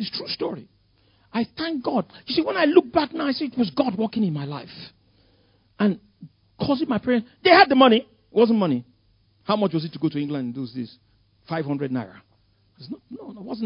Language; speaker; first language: English; non-native, local second language; Yoruba